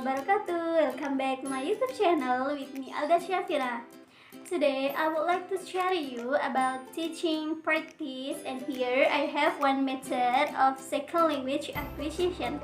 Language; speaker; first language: English; non-native, learner; Indonesian